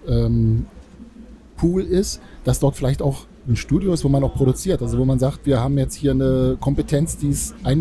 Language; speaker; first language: German; native; German